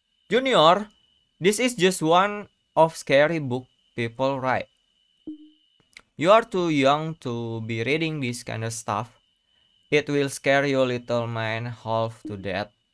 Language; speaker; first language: English; non-native, learner; Indonesian